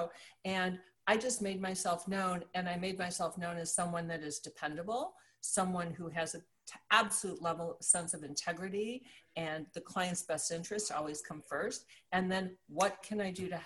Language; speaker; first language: English; native; English